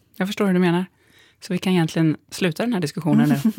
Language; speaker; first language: Swedish; native; Swedish